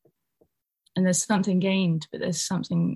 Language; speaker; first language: English; native; English